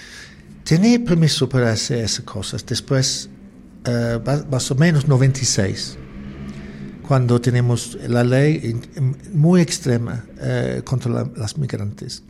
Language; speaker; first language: Spanish; non-native, learner; English